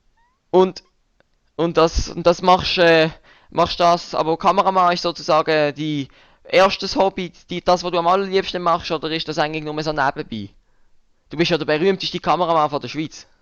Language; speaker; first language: German; native; German